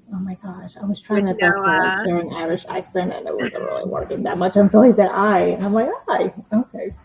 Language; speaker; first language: English; native; English